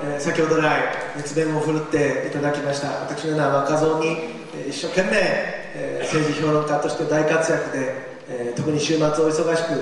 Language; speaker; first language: Japanese; native; Japanese